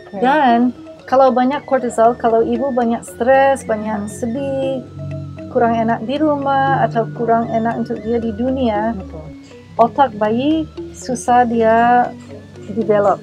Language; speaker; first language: Indonesian; non-native, learner; English